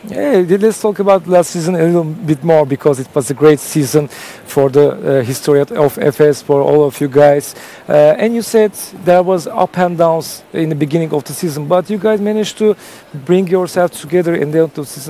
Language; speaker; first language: English; non-native, fluent; Turkish